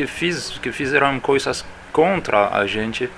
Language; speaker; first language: Portuguese; non-native, fluent; French